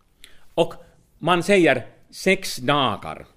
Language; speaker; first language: Swedish; non-native, fluent; Finnish